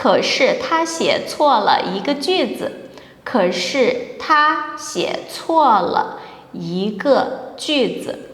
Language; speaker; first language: Chinese; non-native, fluent; Portuguese